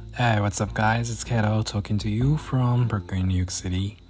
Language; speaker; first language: English; non-native, fluent; Japanese